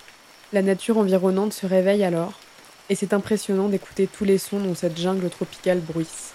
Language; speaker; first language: French; native; French